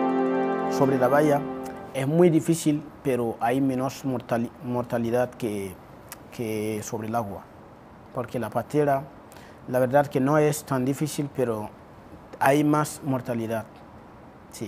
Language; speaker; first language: Spanish; non-native, fluent; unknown